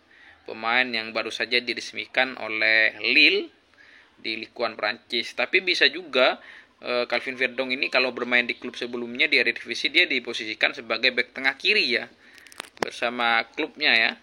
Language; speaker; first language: Indonesian; native; Indonesian